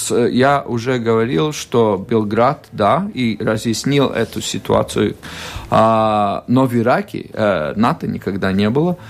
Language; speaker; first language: Russian; non-native, local second language; Latvian